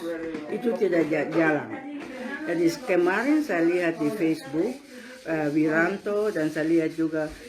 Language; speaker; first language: Indonesian; non-native, local second language; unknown